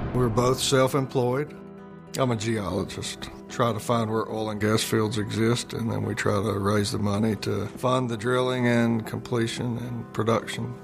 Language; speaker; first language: English; native; English